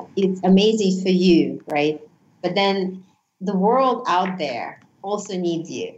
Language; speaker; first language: English; non-native, fluent; Russian